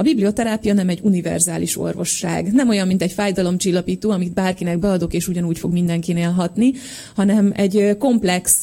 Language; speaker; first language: Hungarian; native; Hungarian